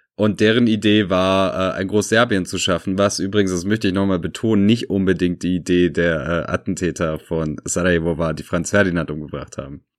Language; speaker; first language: German; early bilingual, other home language; Serbian